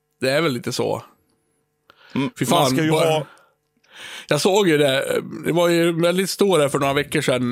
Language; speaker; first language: Swedish; native; Swedish